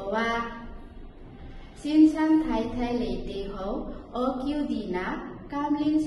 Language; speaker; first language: Cantonese; non-native, learner; Bangla